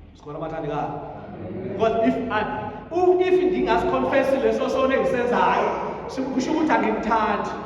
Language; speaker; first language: Zulu; non-native, local second language; Xhosa